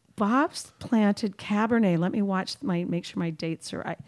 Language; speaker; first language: English; native; English